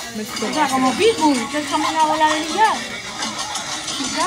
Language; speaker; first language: Spanish; native; Spanish